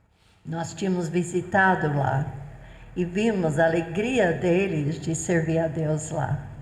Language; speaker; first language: Portuguese; non-native, fluent; English